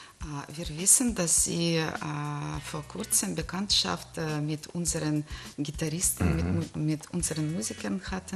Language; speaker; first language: German; non-native, fluent; Russian